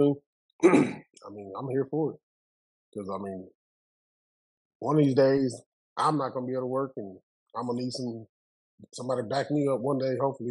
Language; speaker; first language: English; native; English